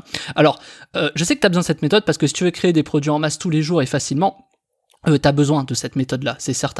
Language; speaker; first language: French; native; French